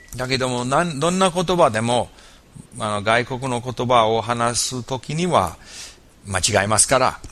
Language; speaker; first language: Japanese; non-native, fluent; English